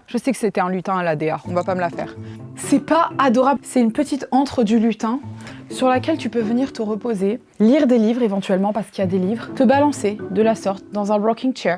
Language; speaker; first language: French; native; French